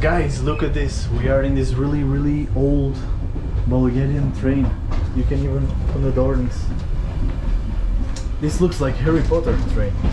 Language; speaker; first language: English; non-native, fluent; Portuguese